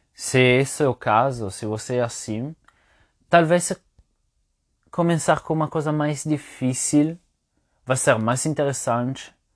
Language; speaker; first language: Portuguese; non-native, fluent; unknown